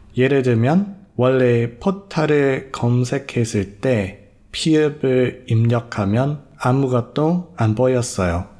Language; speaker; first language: Korean; non-native, fluent; English